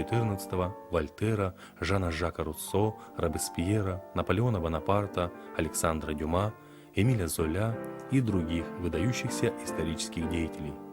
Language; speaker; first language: Russian; native; Russian